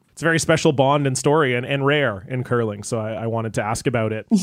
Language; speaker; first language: English; native; English